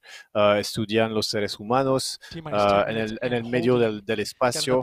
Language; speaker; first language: Spanish; non-native, fluent; French